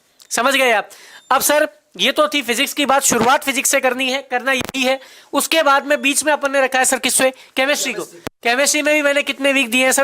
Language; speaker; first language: Hindi; native; Hindi